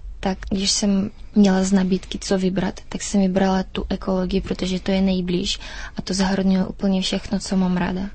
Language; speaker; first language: Czech; early bilingual, heritage; Czech